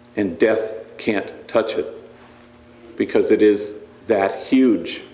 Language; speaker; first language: English; native; English